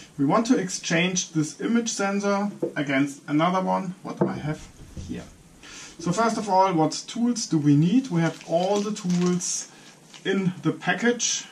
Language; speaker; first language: English; non-native, fluent; German